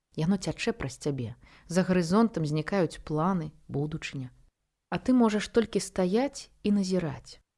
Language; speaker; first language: Belarusian; non-native, local second language; Russian